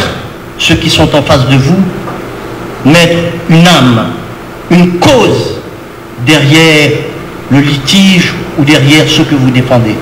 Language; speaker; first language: French; non-native, local second language; Haitian Creole